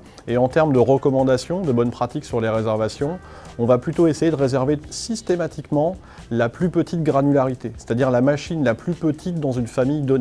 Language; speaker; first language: French; native; French